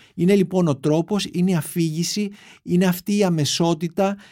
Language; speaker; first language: Greek; native; Greek